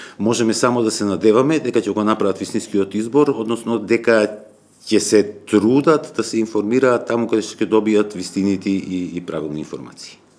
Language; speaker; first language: Macedonian; native; Macedonian